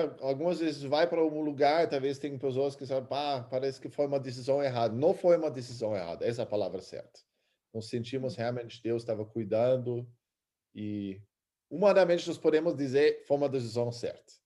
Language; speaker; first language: Portuguese; early bilingual, other home language; German